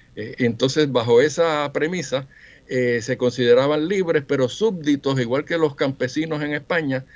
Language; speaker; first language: Spanish; native; Spanish